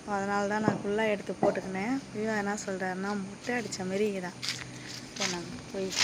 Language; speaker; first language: Tamil; native; Tamil